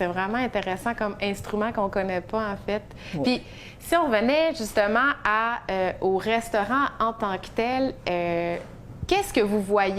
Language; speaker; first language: French; native; French